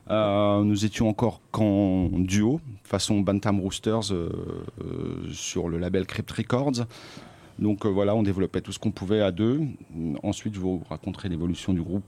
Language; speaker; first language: French; native; French